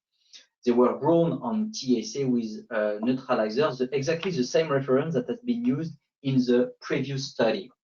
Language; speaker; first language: English; non-native, fluent; French